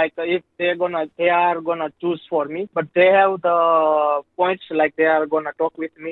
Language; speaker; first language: English; non-native, local second language; Gujarati